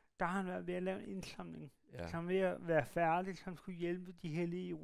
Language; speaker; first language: Danish; native; Danish